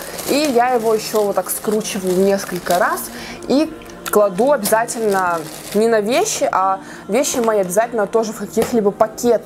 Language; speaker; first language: Russian; native; Russian